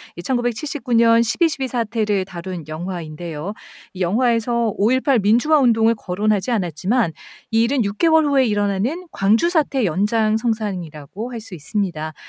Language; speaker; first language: Korean; native; Korean